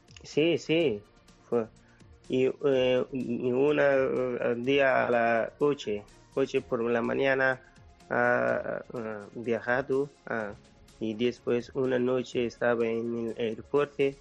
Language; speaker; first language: Spanish; non-native, learner; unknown